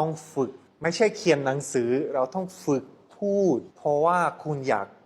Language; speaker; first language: Thai; non-native, fluent; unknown